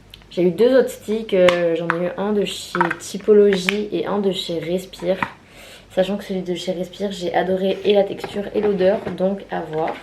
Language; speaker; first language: French; native; French